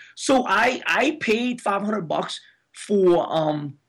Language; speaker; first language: English; early bilingual, other home language; Spanish